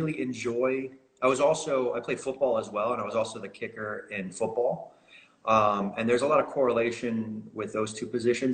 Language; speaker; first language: English; native; English